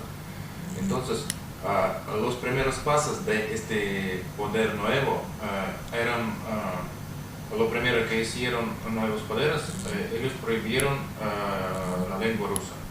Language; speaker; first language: Spanish; non-native, fluent; Russian